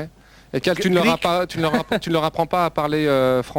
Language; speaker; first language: French; native; French